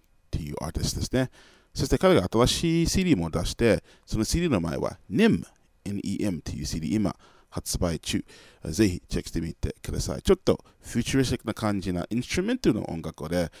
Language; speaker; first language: Japanese; non-native, fluent; English